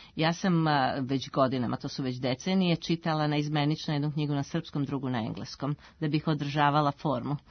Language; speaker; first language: Serbian; native; Serbian